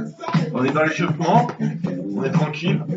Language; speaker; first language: French; native; French